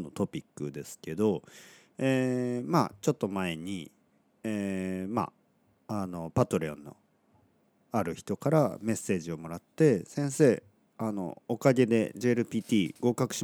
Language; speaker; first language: Japanese; native; Japanese